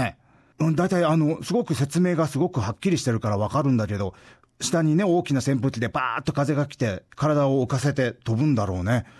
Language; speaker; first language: Japanese; native; Japanese